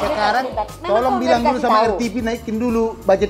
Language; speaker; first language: Indonesian; native; Indonesian